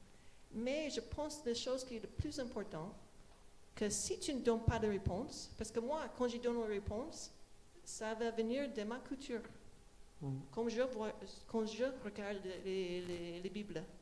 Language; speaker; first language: French; non-native, fluent; English